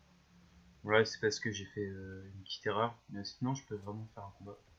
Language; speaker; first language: French; native; French